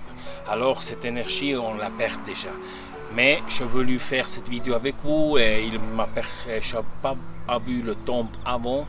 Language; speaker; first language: French; non-native, local second language; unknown